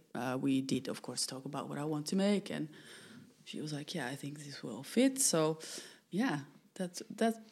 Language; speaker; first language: English; non-native, fluent; Finnish